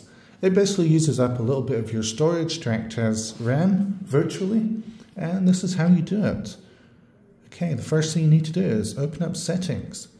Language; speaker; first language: English; native; English